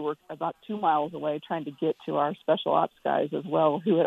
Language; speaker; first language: English; native; English